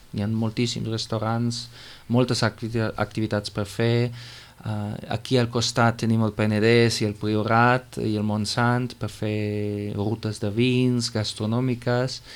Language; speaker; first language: Catalan; non-native, fluent; German